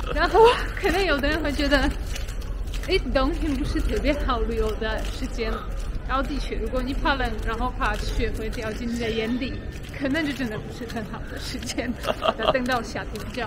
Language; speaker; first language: Chinese; non-native, fluent; Polish